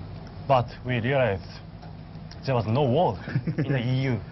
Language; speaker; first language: English; non-native, learner; Japanese